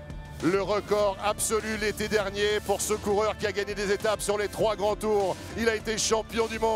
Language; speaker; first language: French; native; French